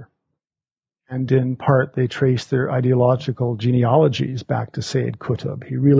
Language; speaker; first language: English; native; English